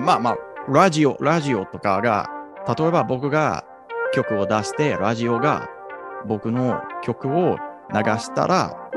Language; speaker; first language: Japanese; non-native, fluent; English